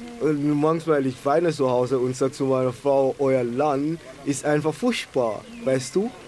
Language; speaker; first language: German; non-native, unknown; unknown